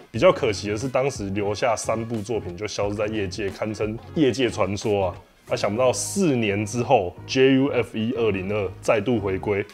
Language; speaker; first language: Chinese; native; Chinese